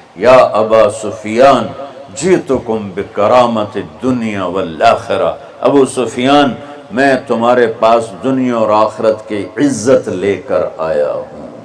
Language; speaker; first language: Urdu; non-native, local second language; Punjabi